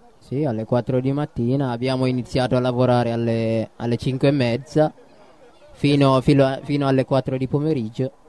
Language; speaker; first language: Italian; non-native, fluent; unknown